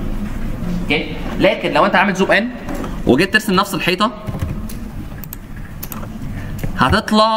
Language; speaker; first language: Arabic; native; Arabic